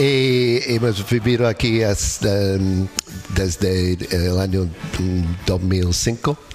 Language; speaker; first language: Spanish; non-native, learner; English